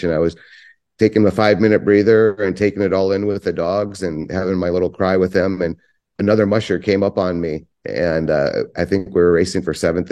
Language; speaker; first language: English; native; English